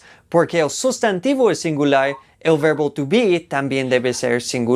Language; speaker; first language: Spanish; non-native, fluent; English